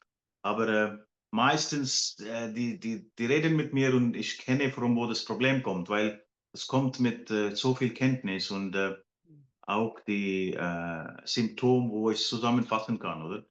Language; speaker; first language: German; non-native, fluent; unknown